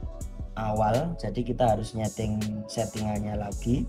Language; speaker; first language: Indonesian; native; Indonesian